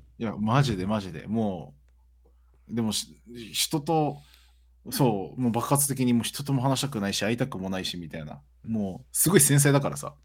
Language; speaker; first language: Japanese; early bilingual, other home language; Portuguese